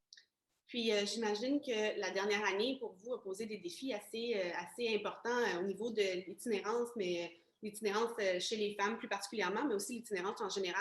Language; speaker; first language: French; native; French